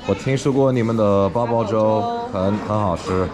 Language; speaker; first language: Chinese; non-native, learner; English